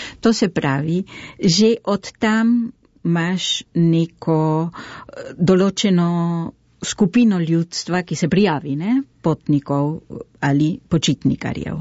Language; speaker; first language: Slovenian; early bilingual, heritage; Slovenian